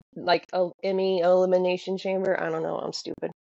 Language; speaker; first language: English; native; English